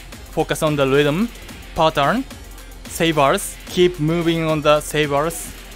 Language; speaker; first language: English; non-native, learner; Japanese